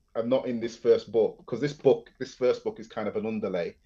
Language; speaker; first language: English; native; English